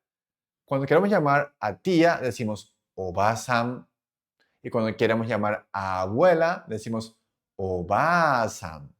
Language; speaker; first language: Spanish; non-native, fluent; Japanese